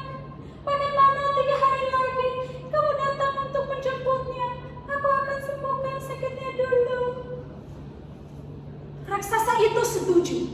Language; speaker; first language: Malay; non-native, learner; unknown